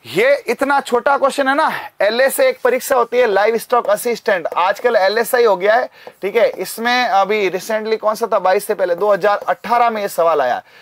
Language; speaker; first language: Hindi; native; Hindi